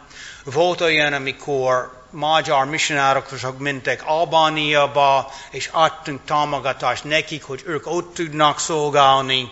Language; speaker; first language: Hungarian; non-native, fluent; English